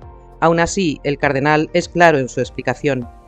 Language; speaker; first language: Spanish; native; Spanish